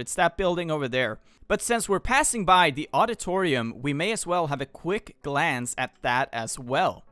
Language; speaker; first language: English; non-native, fluent; Swedish